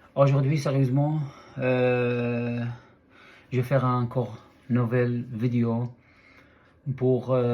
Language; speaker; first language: French; non-native, fluent; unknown